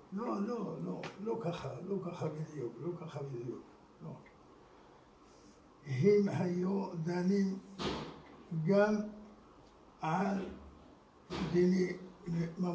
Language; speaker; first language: Hebrew; non-native, fluent; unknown